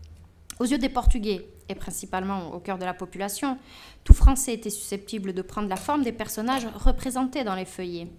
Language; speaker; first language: French; non-native, fluent; Portuguese